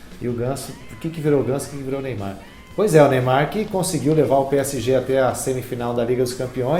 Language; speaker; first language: Portuguese; native; Portuguese